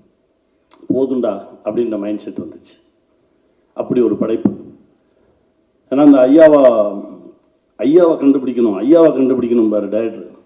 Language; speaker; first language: Tamil; native; Tamil